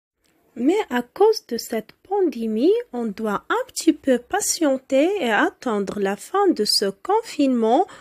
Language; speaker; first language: French; non-native, local second language; Arabic